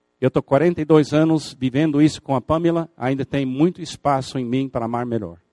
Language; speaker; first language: Portuguese; non-native, fluent; English